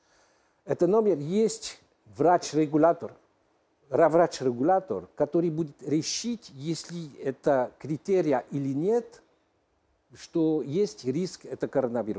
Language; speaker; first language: Russian; non-native, learner; French